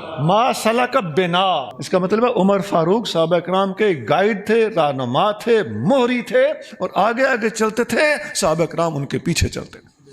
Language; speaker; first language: Urdu; non-native, local second language; Punjabi